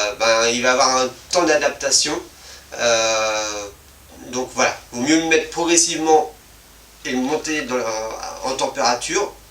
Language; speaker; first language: French; native; French